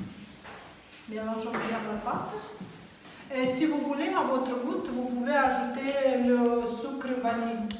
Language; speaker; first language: French; non-native, learner; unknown